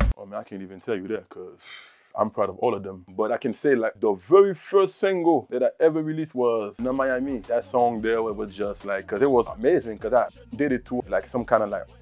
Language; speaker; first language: English; early bilingual, other home language; Haitian Creole